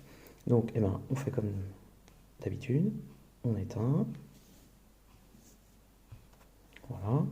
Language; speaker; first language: French; native; French